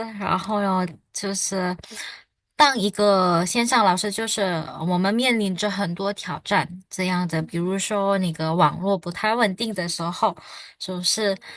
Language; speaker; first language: Chinese; non-native, fluent; Indonesian